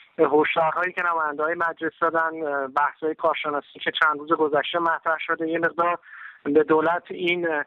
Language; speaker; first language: Persian; native; Persian